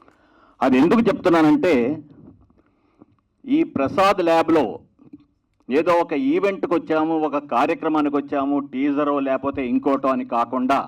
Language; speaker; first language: Telugu; native; Telugu